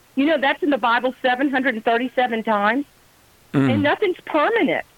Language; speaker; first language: English; native; English